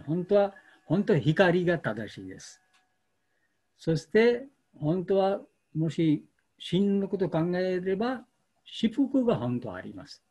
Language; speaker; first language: Japanese; non-native, fluent; Bangla